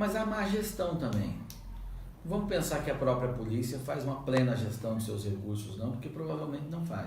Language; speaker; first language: Portuguese; native; Portuguese